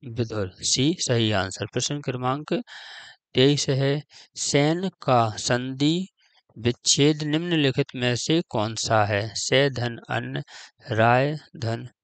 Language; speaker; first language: Hindi; native; Hindi